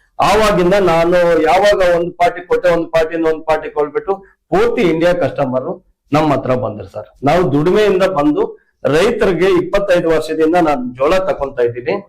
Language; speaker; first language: Kannada; native; Kannada